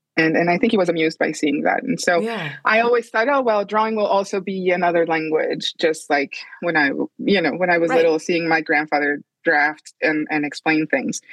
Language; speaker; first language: English; non-native, fluent; Spanish